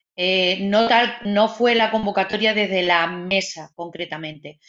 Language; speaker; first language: Spanish; native; Spanish